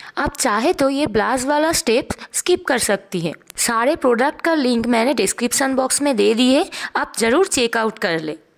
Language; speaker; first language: Hindi; non-native, local second language; Bangla